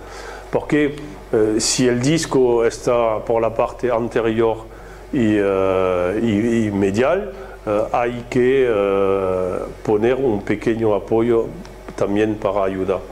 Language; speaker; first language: Spanish; non-native, fluent; French